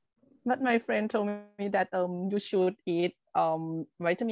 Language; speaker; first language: English; non-native, learner; Thai